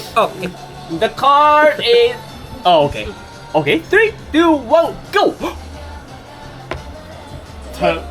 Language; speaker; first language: English; non-native, learner; Japanese